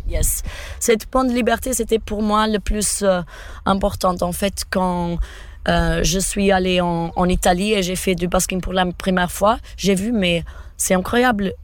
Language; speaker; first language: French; non-native, fluent; Portuguese